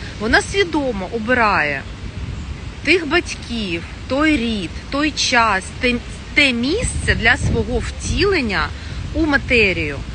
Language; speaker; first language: Ukrainian; non-native, local second language; Russian